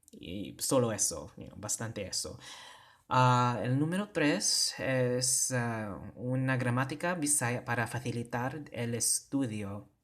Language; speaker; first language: Spanish; non-native, learner; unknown